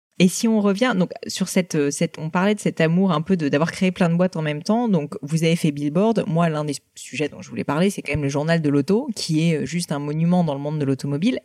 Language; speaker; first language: French; native; French